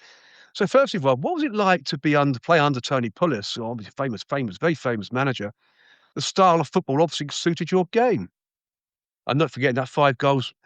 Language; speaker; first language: English; native; English